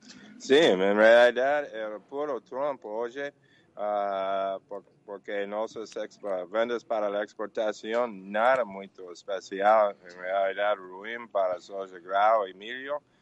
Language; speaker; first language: Portuguese; non-native, learner; English